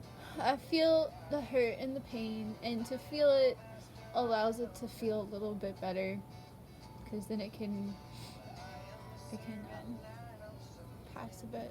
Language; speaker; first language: English; native; English